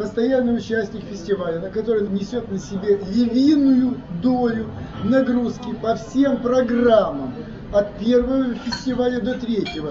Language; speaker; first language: Russian; native; Russian